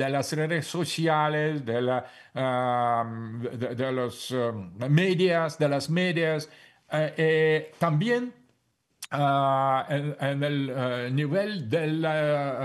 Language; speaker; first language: Spanish; non-native, fluent; Russian